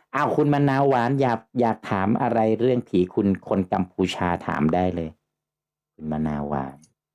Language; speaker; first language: Thai; native; Thai